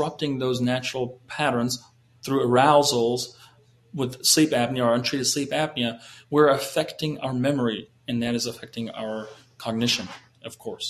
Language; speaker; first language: English; native; English